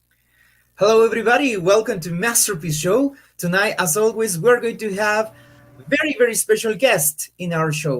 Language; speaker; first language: English; non-native, fluent; Spanish